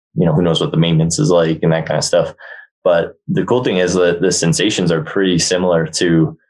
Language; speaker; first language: English; native; English